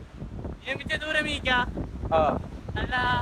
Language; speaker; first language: Tamil; native; Tamil